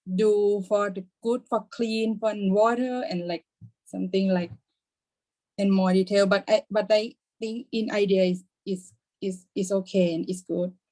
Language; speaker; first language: English; non-native, learner; Thai